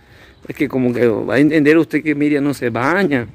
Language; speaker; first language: Portuguese; non-native, learner; Spanish